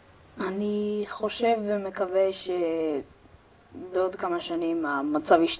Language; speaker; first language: Hebrew; early bilingual, other home language; Amharic